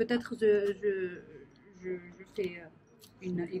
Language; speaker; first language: French; non-native, learner; Arabic